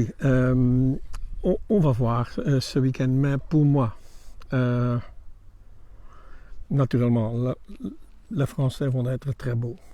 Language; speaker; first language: French; non-native, learner; Dutch